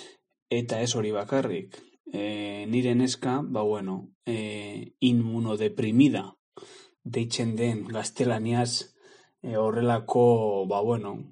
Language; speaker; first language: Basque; non-native, learner; Spanish